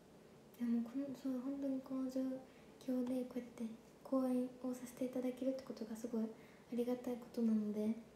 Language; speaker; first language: Japanese; native; Japanese